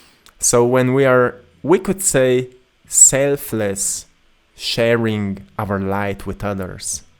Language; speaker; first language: English; non-native, fluent; Slovenian